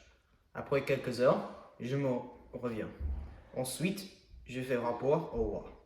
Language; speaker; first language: French; non-native, learner; English